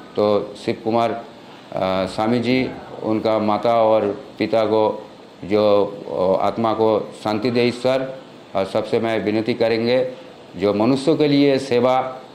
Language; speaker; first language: Hindi; non-native, local second language; Bangla